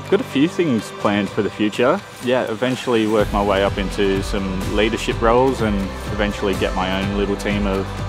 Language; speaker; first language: English; native; English